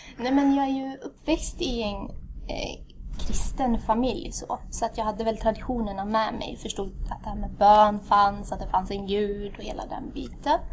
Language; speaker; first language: Swedish; early bilingual, other home language; Tigrinya